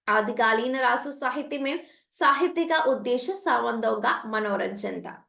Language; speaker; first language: Hindi; non-native, local second language; Malayalam